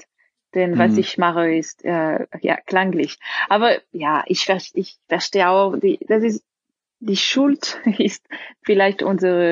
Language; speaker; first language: German; non-native, fluent; French